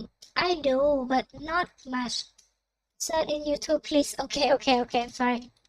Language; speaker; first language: English; non-native, fluent; Thai